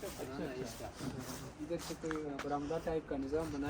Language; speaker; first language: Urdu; non-native, local second language; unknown